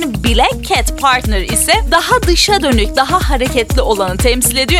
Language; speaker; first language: Turkish; native; Turkish